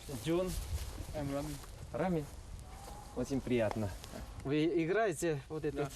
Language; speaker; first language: Russian; non-native, learner; Korean